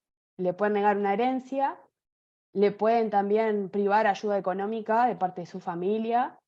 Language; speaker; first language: Spanish; native; Spanish